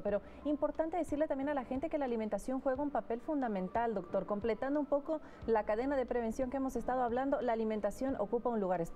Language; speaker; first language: Spanish; native; Spanish